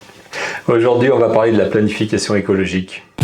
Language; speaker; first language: French; native; French